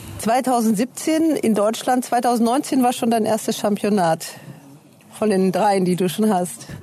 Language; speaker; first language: German; native; German